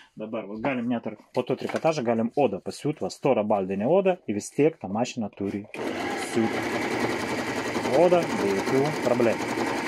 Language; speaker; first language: Lithuanian; non-native, local second language; Russian